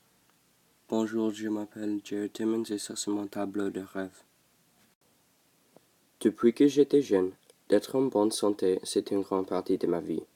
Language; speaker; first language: French; non-native, local second language; English